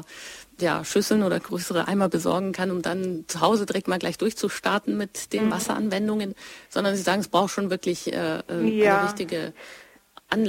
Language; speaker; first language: German; native; German